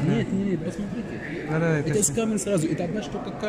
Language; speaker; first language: Russian; non-native, learner; Arabic